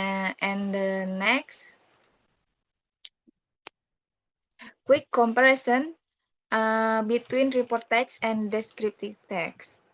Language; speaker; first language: English; non-native, learner; Indonesian